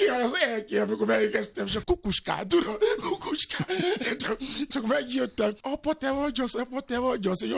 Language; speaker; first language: Hungarian; non-native, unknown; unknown